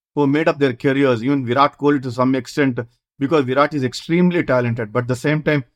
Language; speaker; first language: English; non-native, local second language; Kannada